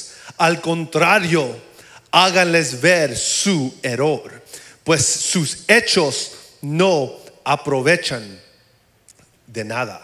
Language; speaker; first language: Spanish; early bilingual, heritage; English